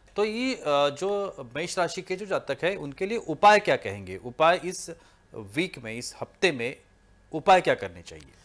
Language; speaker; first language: Hindi; non-native, local second language; Marathi